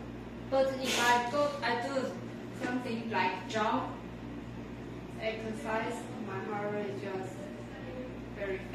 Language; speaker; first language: English; non-native, learner; Chinese